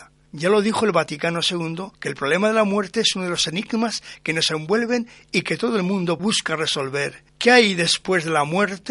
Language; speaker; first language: Spanish; native; Spanish